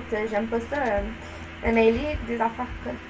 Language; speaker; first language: French; native; French